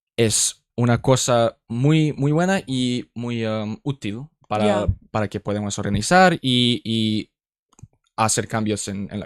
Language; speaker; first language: Spanish; non-native, learner; English